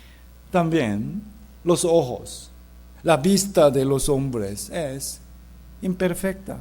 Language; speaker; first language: Spanish; non-native, fluent; Korean